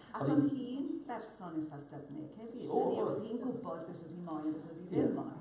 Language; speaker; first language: Welsh; native; Welsh